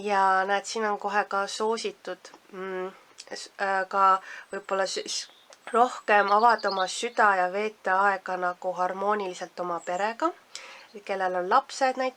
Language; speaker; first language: Estonian; native; Estonian